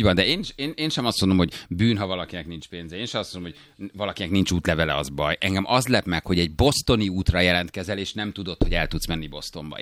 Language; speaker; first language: Hungarian; native; Hungarian